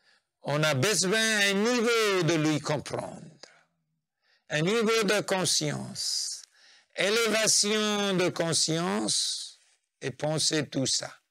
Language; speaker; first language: French; non-native, fluent; Nepali